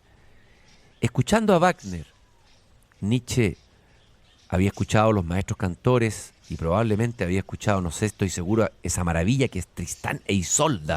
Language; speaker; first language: Spanish; native; Spanish